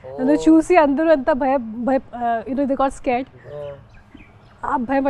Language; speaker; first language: Telugu; non-native, fluent; Hindi